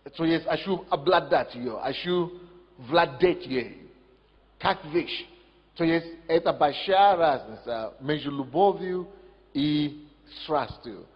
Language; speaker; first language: Russian; non-native, fluent; Yoruba